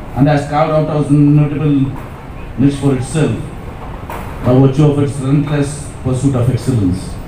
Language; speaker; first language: English; non-native, local second language; Kannada